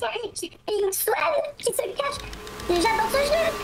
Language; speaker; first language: French; native; French